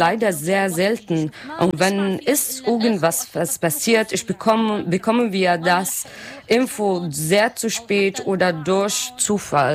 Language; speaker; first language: German; non-native, learner; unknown